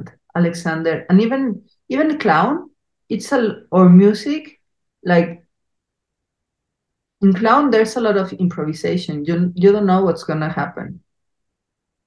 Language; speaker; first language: English; non-native, fluent; Spanish